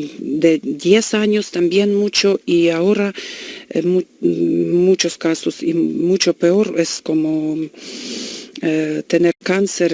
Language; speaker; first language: Spanish; non-native, learner; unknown